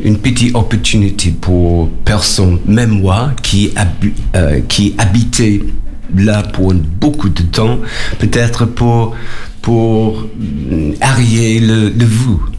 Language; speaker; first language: French; non-native, learner; English